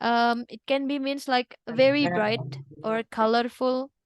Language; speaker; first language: English; non-native, fluent; Indonesian